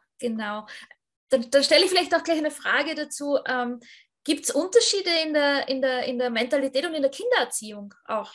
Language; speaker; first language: German; native; German